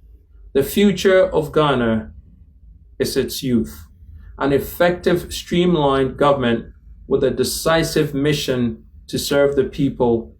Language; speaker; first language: English; non-native, local second language; Akan